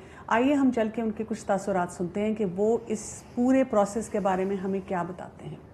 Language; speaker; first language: Hindi; native; Hindi